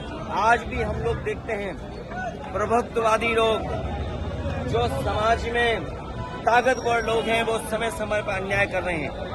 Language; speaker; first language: Hindi; native; Hindi